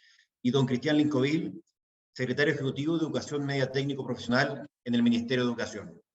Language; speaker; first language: Spanish; native; Spanish